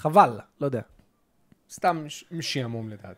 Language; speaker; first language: Hebrew; native; Hebrew